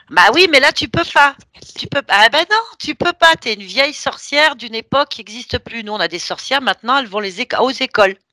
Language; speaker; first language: French; native; French